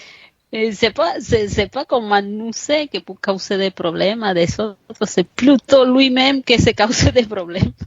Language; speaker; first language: French; non-native, fluent; Spanish